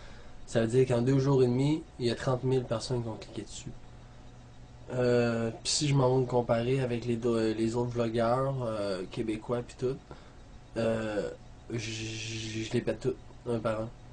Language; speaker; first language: French; native; French